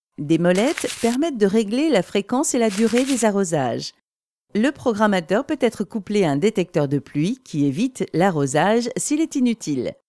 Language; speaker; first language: French; native; French